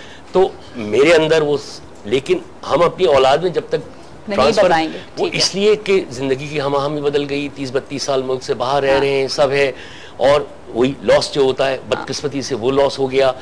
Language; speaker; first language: Urdu; native; Urdu